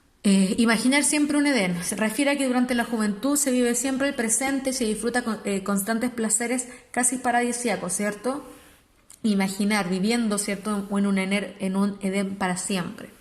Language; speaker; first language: Spanish; native; Spanish